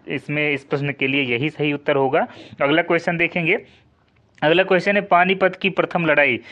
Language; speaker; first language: Hindi; native; Hindi